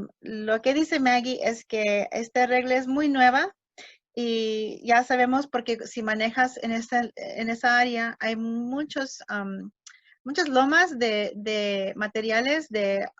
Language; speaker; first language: Spanish; early bilingual, heritage; English